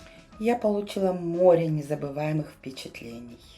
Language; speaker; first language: Russian; native; Russian